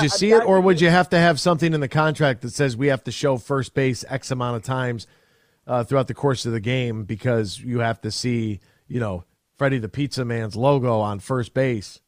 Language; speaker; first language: English; native; English